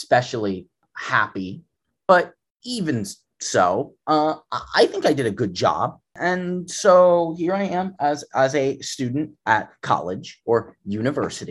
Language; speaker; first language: English; native; English